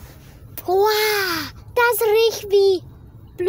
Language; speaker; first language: German; early bilingual, other home language; Vietnamese